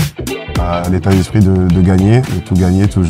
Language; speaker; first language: French; native; French